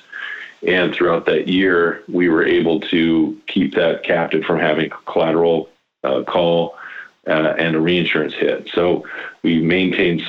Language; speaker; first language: English; native; English